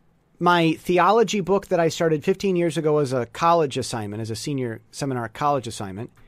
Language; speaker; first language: English; native; English